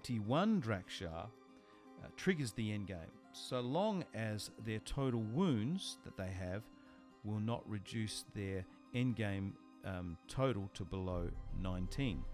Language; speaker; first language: English; native; English